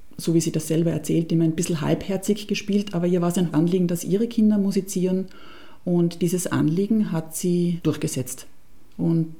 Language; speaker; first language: German; native; German